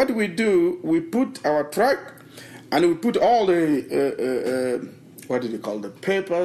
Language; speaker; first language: English; non-native, learner; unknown